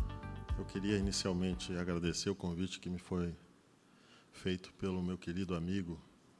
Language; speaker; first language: Portuguese; native; Portuguese